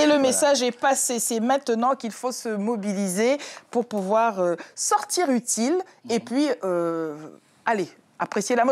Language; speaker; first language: French; native; French